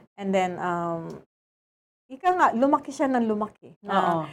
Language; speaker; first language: English; non-native, local second language; Filipino